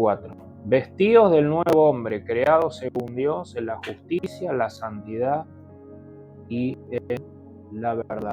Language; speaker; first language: Spanish; native; Spanish